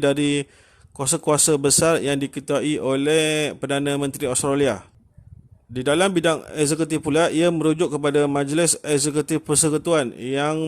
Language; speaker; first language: Malay; native; Malay